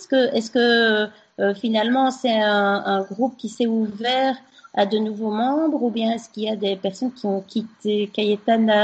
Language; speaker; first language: French; native; French